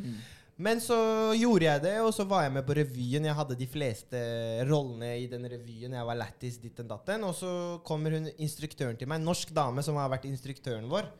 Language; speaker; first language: Norwegian; early bilingual, other home language; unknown